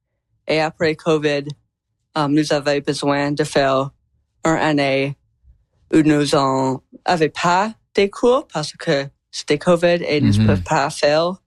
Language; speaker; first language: French; non-native, learner; English